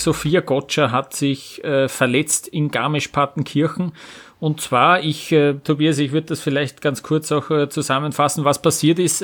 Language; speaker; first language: German; native; German